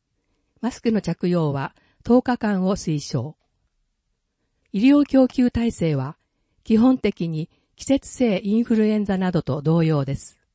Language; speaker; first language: Japanese; native; Japanese